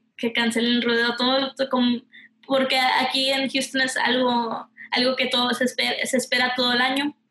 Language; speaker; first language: Spanish; early bilingual, heritage; Spanish